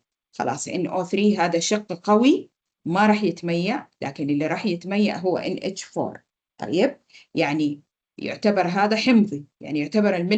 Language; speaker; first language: Arabic; native; Arabic